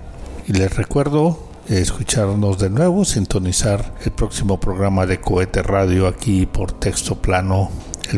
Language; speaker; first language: Spanish; native; Spanish